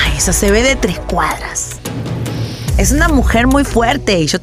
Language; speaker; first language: Spanish; native; Spanish